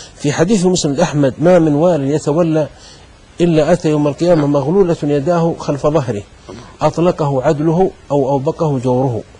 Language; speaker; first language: Arabic; native; Arabic